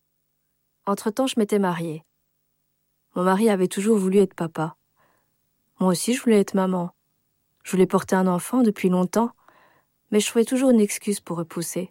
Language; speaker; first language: French; native; French